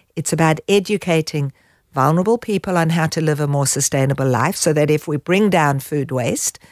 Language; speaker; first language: English; native; English